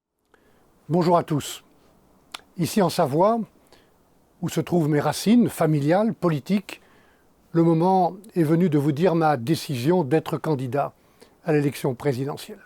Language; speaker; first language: French; native; French